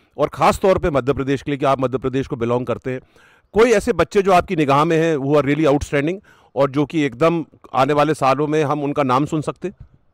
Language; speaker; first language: Hindi; native; Hindi